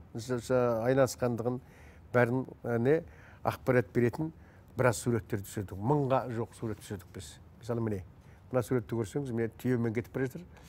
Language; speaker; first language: Kazakh; native; Kazakh